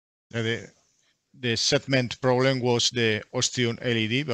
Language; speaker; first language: English; non-native, learner; Spanish